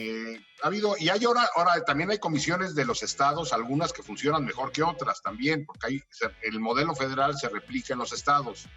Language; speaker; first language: Spanish; native; Spanish